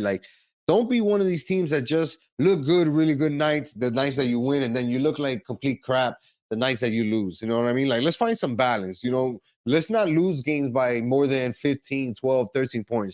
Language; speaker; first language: English; native; English